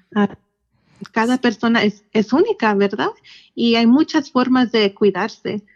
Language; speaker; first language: Spanish; early bilingual, heritage; Spanish